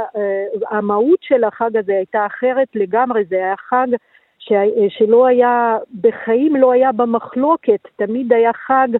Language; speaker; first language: Hebrew; non-native, fluent; Russian